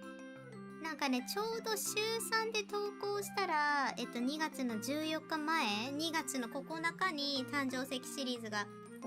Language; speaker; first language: Japanese; native; Japanese